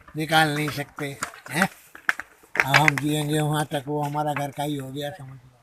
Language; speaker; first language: Hindi; non-native, local second language; Bangla